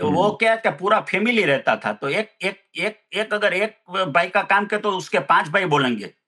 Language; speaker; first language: Hindi; non-native, local second language; Gujarati